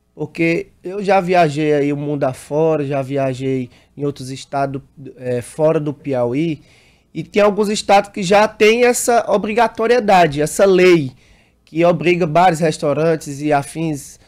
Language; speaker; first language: Portuguese; native; Portuguese